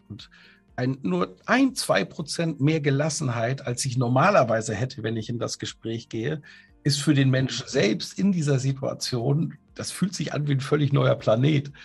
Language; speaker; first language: German; native; German